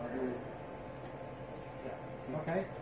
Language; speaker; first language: German; native; German